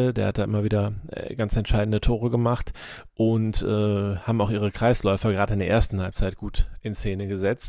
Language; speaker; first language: German; native; German